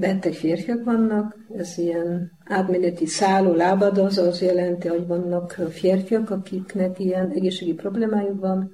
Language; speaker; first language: Hungarian; non-native, fluent; Polish